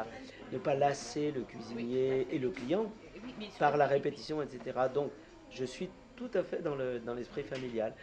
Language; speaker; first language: French; native; French